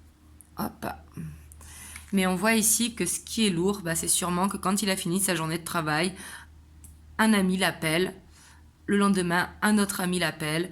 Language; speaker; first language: French; native; French